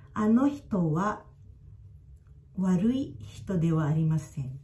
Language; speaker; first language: Japanese; non-native, fluent; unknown